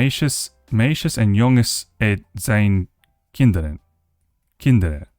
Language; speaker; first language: Dutch; non-native, learner; English